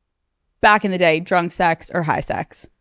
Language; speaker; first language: English; native; English